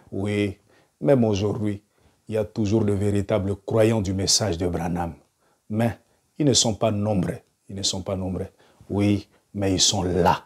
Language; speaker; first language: French; non-native, local second language; Lingala